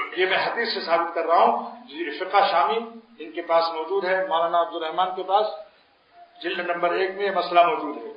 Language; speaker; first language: Urdu; native; Urdu